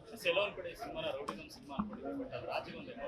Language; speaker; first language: Kannada; native; Kannada